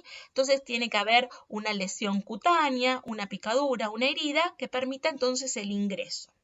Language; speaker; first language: Spanish; native; Spanish